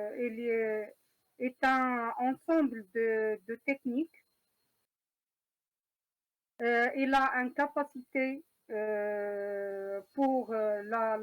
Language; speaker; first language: French; non-native, learner; Arabic